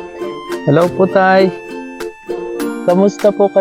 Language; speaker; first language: Filipino; non-native, learner; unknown